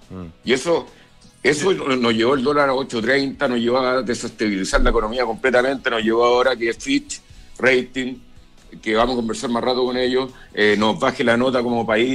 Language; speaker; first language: Spanish; native; Spanish